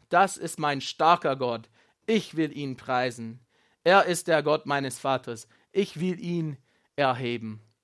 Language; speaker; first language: German; non-native, fluent; Afrikaans